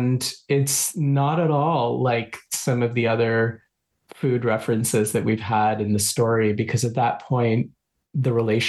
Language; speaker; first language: English; non-native, local second language; Bangla